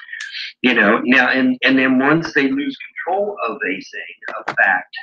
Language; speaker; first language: English; native; English